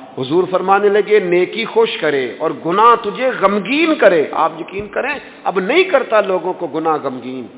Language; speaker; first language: Urdu; non-native, local second language; Punjabi